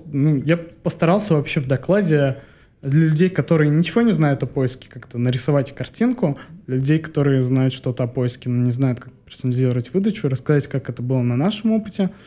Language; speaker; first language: Russian; native; Russian